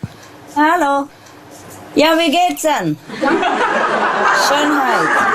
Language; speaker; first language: German; non-native, learner; Vietnamese